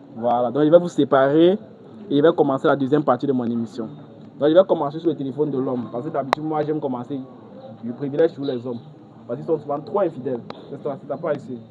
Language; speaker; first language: French; native; French